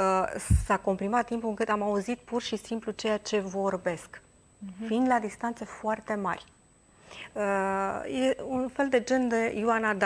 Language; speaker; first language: Romanian; native; Romanian